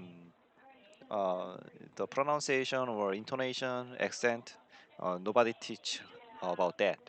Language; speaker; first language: English; non-native, learner; Korean